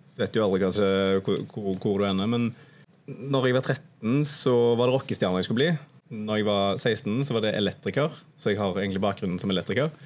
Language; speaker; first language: Norwegian; native; Norwegian